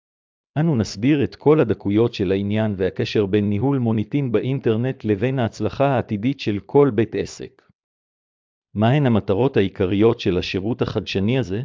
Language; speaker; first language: Hebrew; native; Hebrew